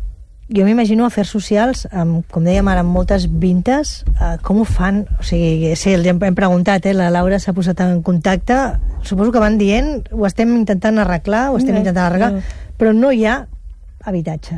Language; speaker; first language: Catalan; native; Catalan